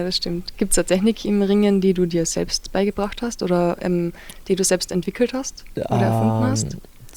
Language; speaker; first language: German; native; German